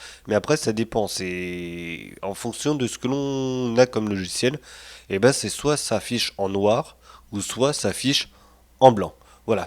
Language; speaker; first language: French; native; French